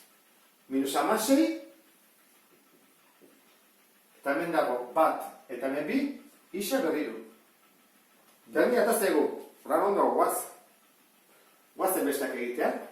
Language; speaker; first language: Basque; native; Basque